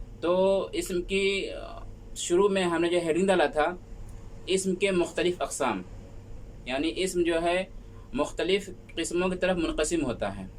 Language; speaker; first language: Urdu; native; Urdu